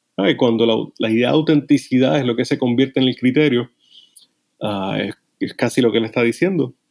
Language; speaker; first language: Spanish; native; Spanish